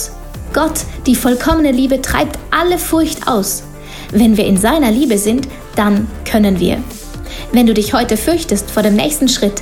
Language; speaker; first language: German; native; German